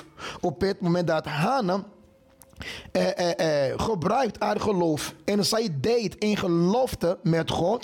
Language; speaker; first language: Dutch; non-native, fluent; Portuguese